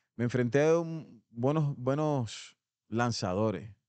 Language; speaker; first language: Spanish; native; Spanish